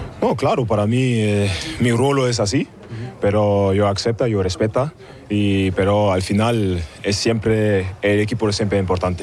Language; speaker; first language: Spanish; non-native, learner; German